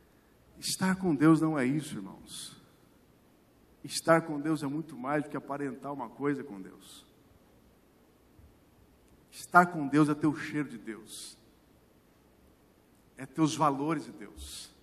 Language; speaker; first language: Portuguese; native; Portuguese